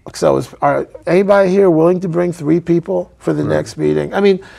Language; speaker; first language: English; native; English